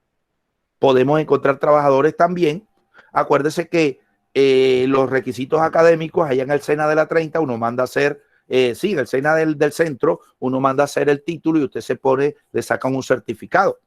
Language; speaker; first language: Spanish; native; Spanish